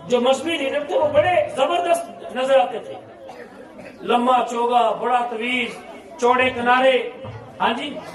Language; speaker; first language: Urdu; non-native, local second language; Punjabi